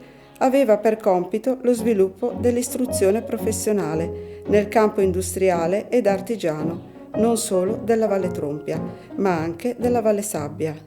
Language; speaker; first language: Italian; native; Italian